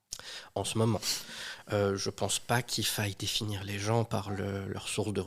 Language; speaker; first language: French; native; French